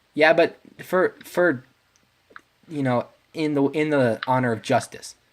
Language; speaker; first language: English; native; English